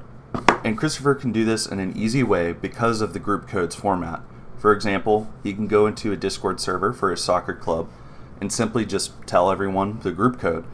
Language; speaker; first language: English; native; English